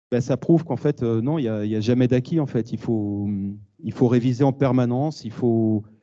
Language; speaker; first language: French; native; French